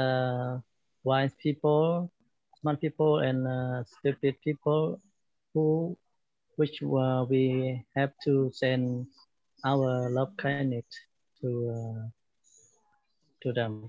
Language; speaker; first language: English; non-native, learner; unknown